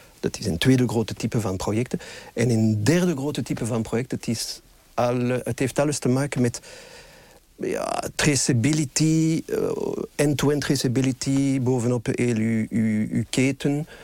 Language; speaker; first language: Dutch; non-native, local second language; French